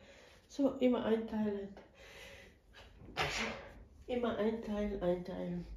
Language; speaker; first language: German; non-native, fluent; Bosnian